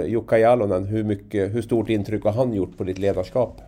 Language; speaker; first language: Swedish; native; Swedish